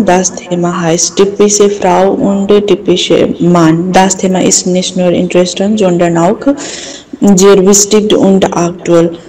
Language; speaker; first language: German; non-native, learner; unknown